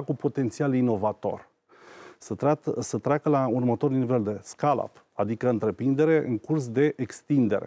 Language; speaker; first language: Romanian; native; Romanian